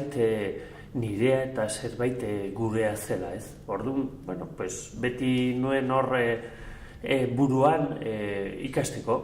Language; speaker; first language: Basque; non-native, local second language; Spanish